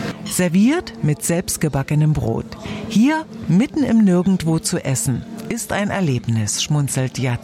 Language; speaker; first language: German; native; German